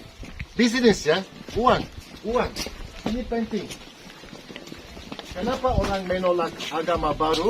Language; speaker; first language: Indonesian; non-native, fluent; Turkish